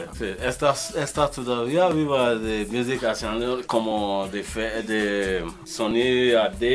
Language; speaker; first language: Spanish; non-native, learner; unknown